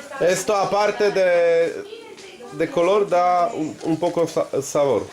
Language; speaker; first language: Spanish; non-native, learner; Polish